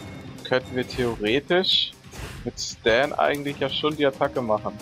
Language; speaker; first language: German; native; German